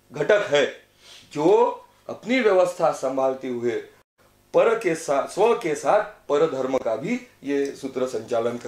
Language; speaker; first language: Hindi; non-native, local second language; Marathi